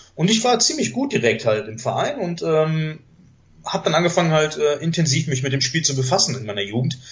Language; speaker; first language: German; native; German